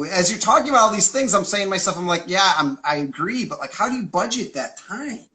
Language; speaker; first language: English; native; English